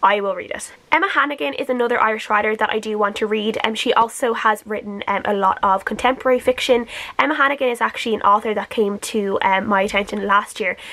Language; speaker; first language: English; native; English